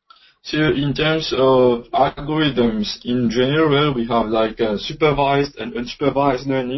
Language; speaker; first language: English; non-native, local second language; Morisyen